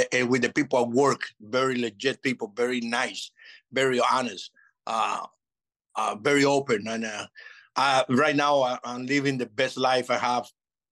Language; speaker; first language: English; non-native, fluent; Spanish